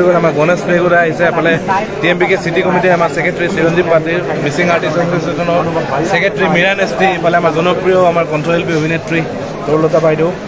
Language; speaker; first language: Assamese; non-native, local second language; Mising